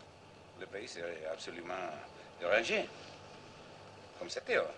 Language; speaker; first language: French; non-native, fluent; Spanish